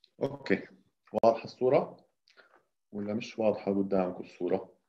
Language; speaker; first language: Arabic; native; Arabic